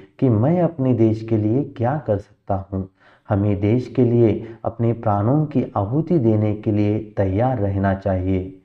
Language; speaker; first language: Hindi; non-native, local second language; Marathi